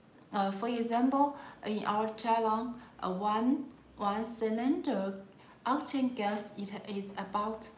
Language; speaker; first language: English; non-native, learner; Chinese